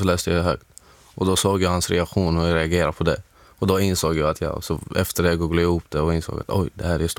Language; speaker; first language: Swedish; non-native, fluent; Arabic